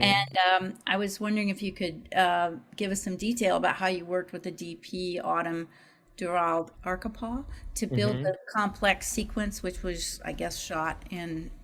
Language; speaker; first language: English; native; English